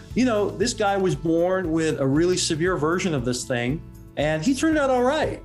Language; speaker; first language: English; non-native, local second language; Cantonese